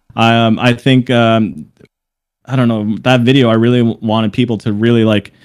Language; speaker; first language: English; native; English